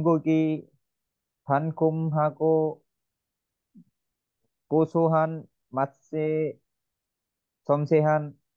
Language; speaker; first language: Korean; non-native, learner; Vietnamese